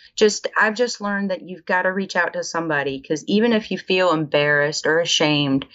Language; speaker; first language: English; native; English